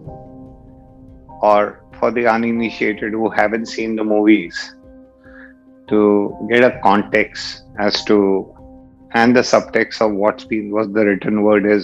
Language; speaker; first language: English; non-native, local second language; Hindi